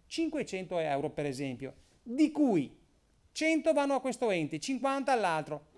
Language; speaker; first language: Italian; native; Italian